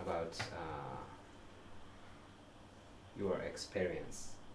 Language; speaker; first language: English; non-native, learner; Japanese